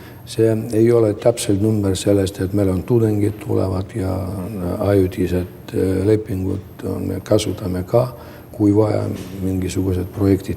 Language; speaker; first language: Estonian; non-native, local second language; Russian